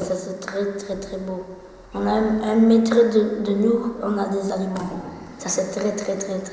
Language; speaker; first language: French; non-native, learner; Dutch